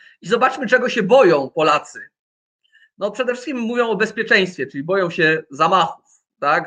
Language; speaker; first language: Polish; native; Polish